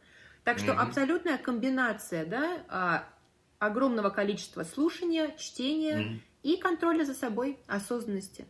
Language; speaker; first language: Russian; native; Russian